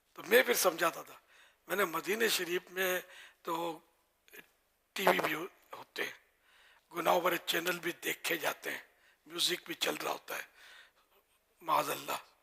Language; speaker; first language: Urdu; non-native, local second language; Memoni